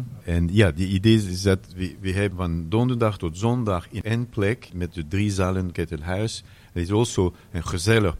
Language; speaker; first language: Dutch; non-native, learner; French